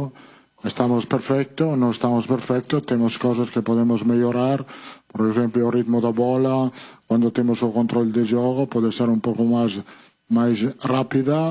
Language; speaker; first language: Portuguese; non-native, fluent; Italian